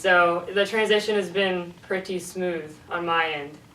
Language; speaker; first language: English; native; English